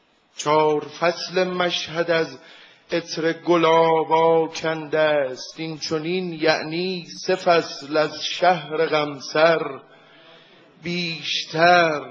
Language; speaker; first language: Persian; native; Persian